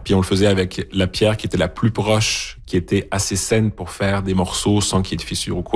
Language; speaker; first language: French; native; French